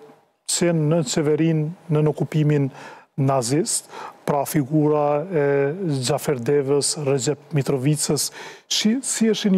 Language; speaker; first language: Albanian; native; Albanian